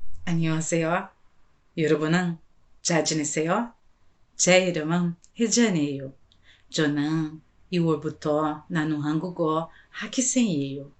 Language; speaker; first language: Korean; non-native, learner; Portuguese